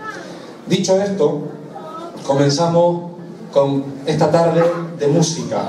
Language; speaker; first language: Spanish; native; Spanish